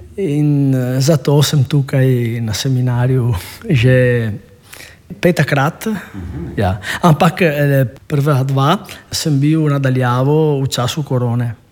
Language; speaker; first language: Slovenian; non-native, fluent; Italian